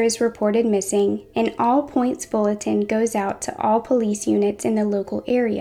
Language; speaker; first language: English; native; English